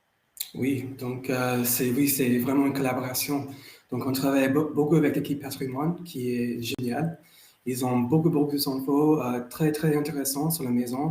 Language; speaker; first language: French; non-native, fluent; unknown